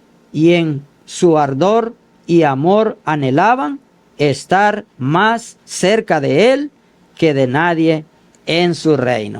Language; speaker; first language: Spanish; native; Spanish